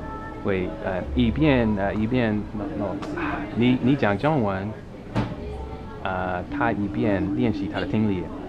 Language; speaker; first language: Chinese; non-native, fluent; English